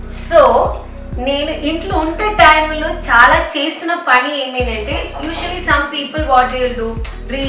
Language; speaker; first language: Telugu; non-native, learner; Malayalam